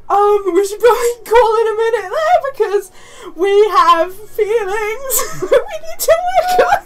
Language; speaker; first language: English; native; English